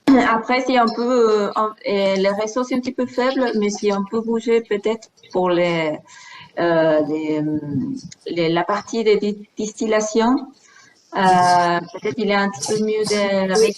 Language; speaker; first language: French; non-native, fluent; Spanish